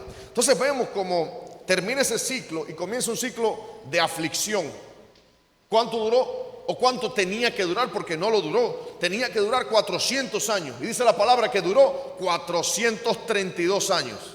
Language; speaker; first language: Spanish; native; Spanish